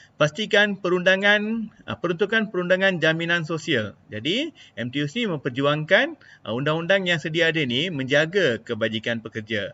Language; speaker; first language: Malay; non-native, local second language; Tamil